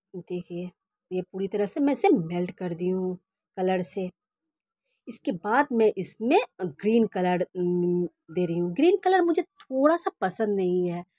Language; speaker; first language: Hindi; non-native, local second language; Bangla